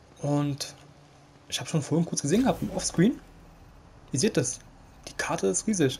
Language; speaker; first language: German; native; German